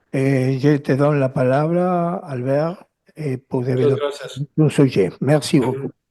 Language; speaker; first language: French; non-native, learner; Spanish